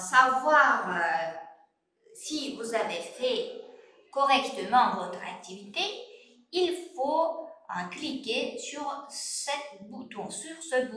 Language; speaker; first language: French; non-native, fluent; Uzbek